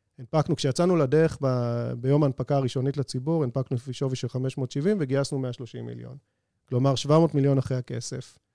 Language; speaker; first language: Hebrew; native; Hebrew